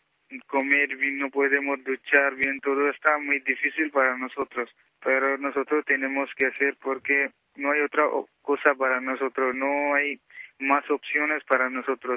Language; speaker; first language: Spanish; non-native, local second language; Punjabi